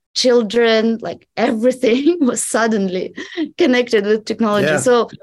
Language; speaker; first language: English; non-native, fluent; Russian